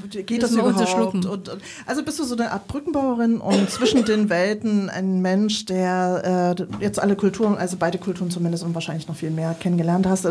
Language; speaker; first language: German; native; German